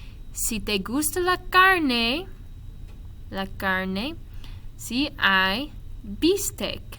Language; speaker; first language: Spanish; non-native, fluent; English